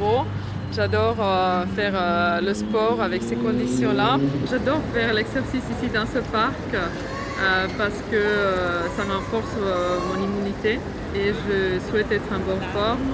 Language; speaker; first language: French; non-native, fluent; Finnish